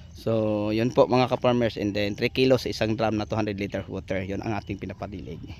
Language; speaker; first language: Filipino; non-native, local second language; Cebuano